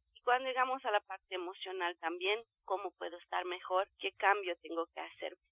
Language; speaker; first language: Spanish; non-native, fluent; Romanian